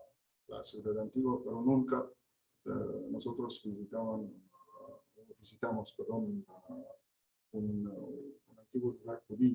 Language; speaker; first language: Spanish; non-native, fluent; Arabic